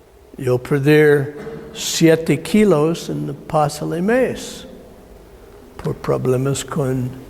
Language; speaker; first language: Spanish; non-native, learner; English